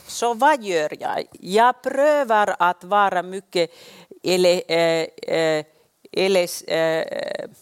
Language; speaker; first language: Swedish; non-native, local second language; Finnish